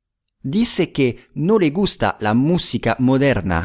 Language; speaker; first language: Spanish; non-native, fluent; English